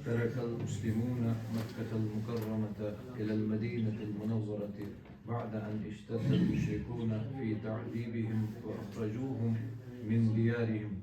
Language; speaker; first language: Arabic; non-native, learner; Urdu